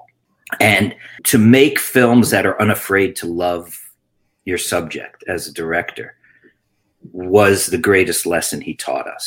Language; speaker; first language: English; native; English